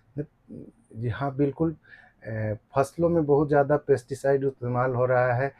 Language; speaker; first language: Hindi; native; Hindi